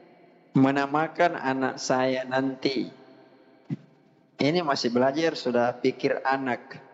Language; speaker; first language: Indonesian; native; Indonesian